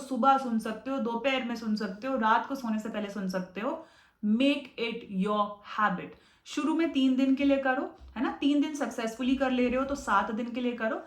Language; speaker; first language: Hindi; native; Hindi